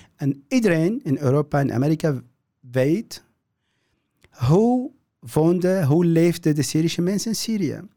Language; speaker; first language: Dutch; non-native, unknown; Kurdish